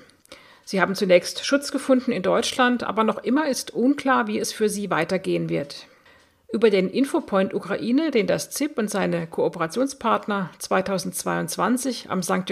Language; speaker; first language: German; native; German